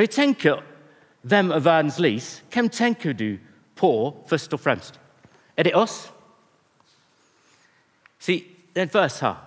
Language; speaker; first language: Norwegian; non-native, fluent; English